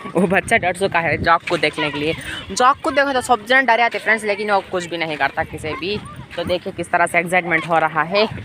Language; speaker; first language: Hindi; non-native, local second language; Urdu